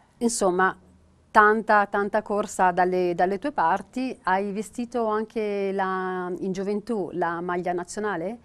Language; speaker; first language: Italian; native; Italian